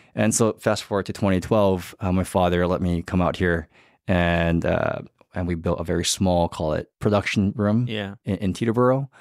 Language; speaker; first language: English; native; English